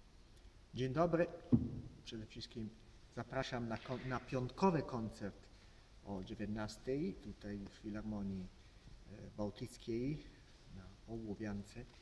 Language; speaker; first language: Polish; non-native, learner; Italian